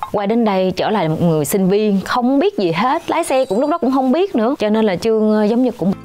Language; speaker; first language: Vietnamese; native; Vietnamese